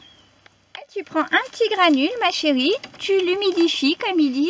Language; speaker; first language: French; native; French